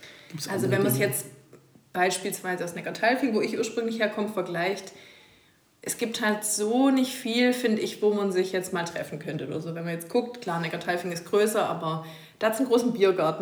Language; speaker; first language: German; native; German